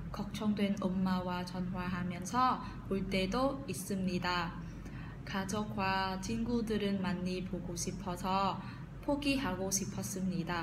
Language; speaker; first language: Korean; non-native, fluent; Vietnamese